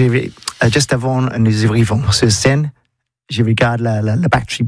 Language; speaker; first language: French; non-native, learner; English